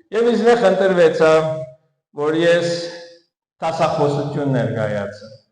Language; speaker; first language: Armenian; early bilingual, heritage; Armenian